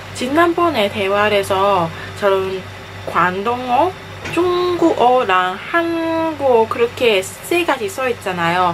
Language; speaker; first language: Korean; non-native, fluent; Cantonese